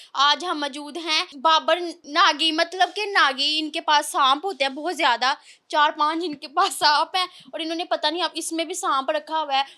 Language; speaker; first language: Urdu; non-native, local second language; Punjabi